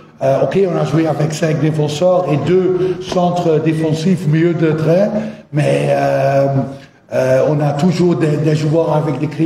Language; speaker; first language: French; non-native, fluent; Dutch